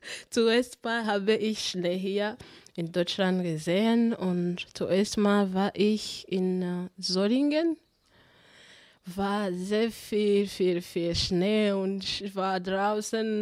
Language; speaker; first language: German; non-native, learner; Kinyarwanda